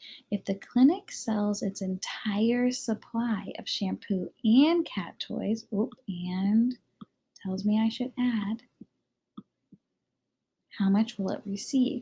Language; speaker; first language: English; native; English